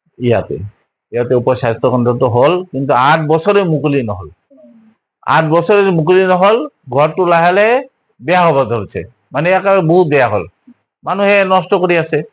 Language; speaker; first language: Assamese; non-native, local second language; Bangla